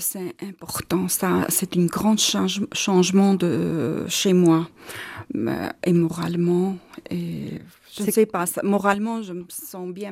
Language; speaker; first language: French; non-native, learner; Armenian